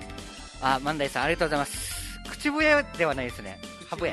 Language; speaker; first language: Japanese; native; Japanese